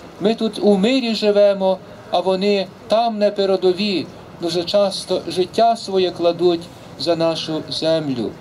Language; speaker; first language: Ukrainian; native; Ukrainian